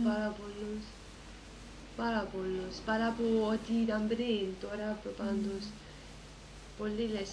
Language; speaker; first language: Greek; early bilingual, heritage; Greek